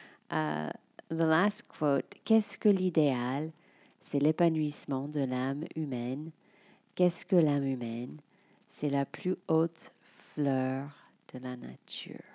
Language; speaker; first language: French; non-native, fluent; English